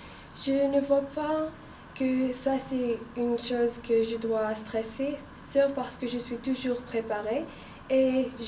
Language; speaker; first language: French; non-native, learner; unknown